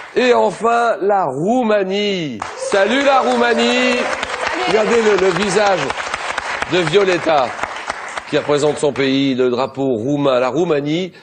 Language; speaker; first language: French; native; French